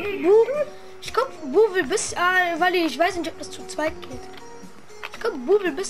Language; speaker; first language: German; native; German